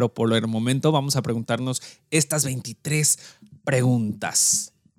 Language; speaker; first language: Spanish; early bilingual, heritage; Spanish